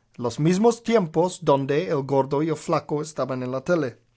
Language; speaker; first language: Spanish; non-native, fluent; English